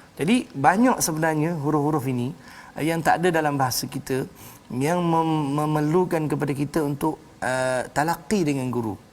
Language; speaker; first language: Malay; native; Malay